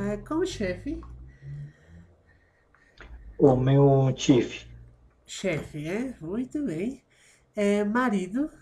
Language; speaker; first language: Portuguese; non-native, fluent; Spanish